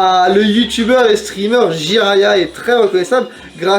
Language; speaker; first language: French; native; French